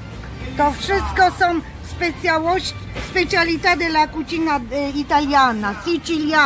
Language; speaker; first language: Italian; non-native, fluent; Polish